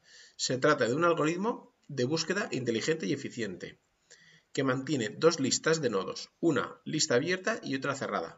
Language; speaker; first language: Spanish; native; Spanish